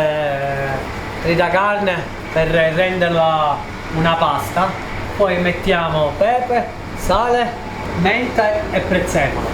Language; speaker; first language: Italian; native; Italian